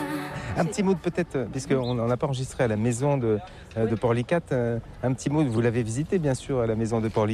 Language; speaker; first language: French; native; French